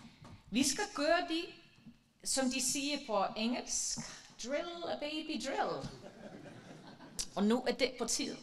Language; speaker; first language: Danish; non-native, fluent; Icelandic